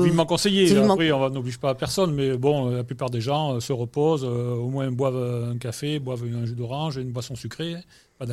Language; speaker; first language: French; native; French